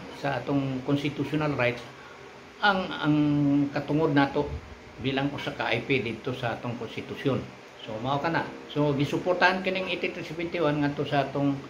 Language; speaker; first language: Cebuano; non-native, local second language; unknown